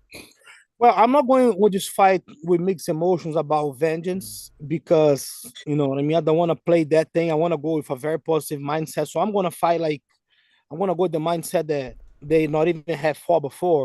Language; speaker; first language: English; non-native, fluent; Portuguese